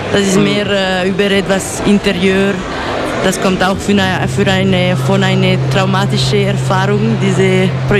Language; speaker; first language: German; non-native, local second language; Italian